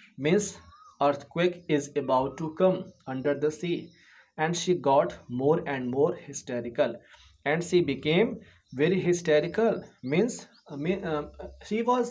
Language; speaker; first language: English; non-native, local second language; Hindi